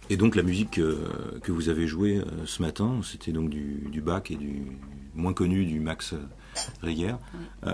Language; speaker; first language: French; native; French